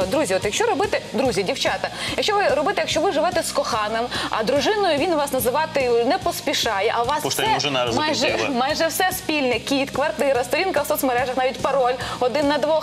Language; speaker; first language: Ukrainian; native; Ukrainian